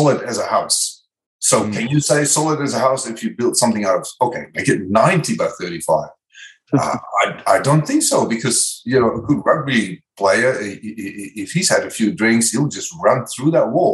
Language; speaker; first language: English; non-native, fluent; Dutch